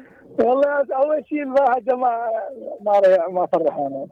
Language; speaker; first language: Arabic; native; Arabic